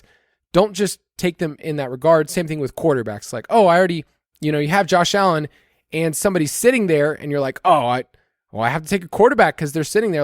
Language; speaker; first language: English; native; English